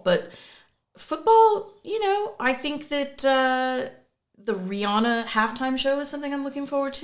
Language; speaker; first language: English; native; English